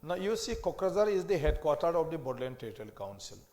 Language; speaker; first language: English; non-native, local second language; Assamese